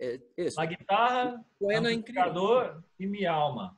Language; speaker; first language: Spanish; non-native, learner; Portuguese